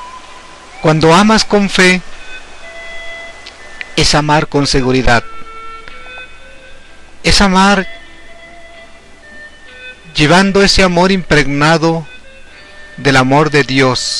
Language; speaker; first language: Spanish; native; Spanish